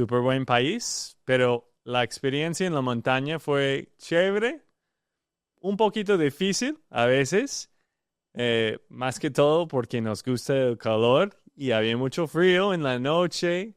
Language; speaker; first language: Spanish; non-native, learner; English